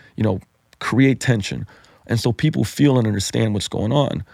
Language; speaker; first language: English; non-native, fluent; Slovenian